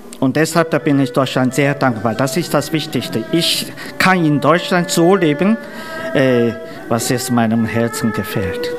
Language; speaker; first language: German; non-native, fluent; Chinese